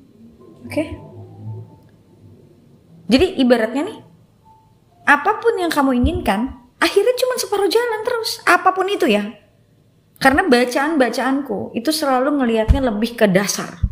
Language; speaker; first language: Indonesian; native; Indonesian